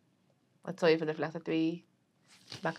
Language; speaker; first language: Dutch; native; Dutch